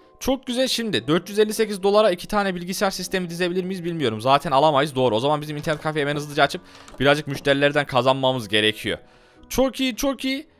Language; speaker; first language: Turkish; native; Turkish